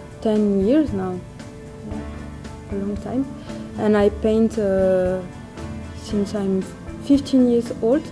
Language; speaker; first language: English; non-native, learner; French